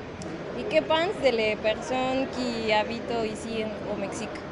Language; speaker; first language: French; non-native, learner; Spanish